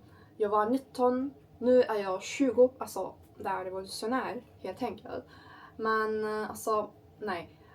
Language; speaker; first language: Swedish; non-native, learner; Turkish